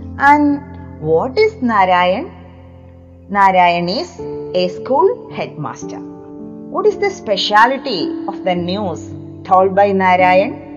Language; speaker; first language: English; non-native, local second language; Malayalam